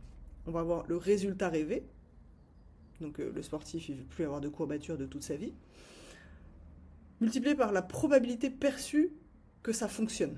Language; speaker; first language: French; native; French